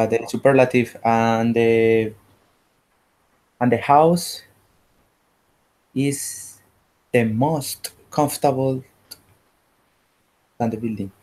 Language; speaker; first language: English; non-native, learner; Spanish